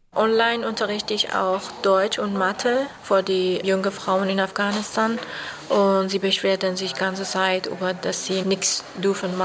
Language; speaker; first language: German; non-native, learner; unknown